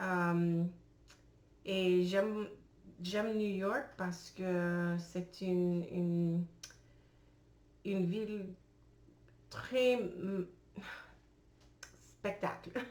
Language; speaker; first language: French; non-native, learner; English